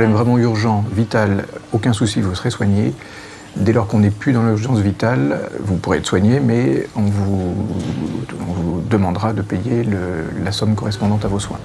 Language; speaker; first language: French; native; French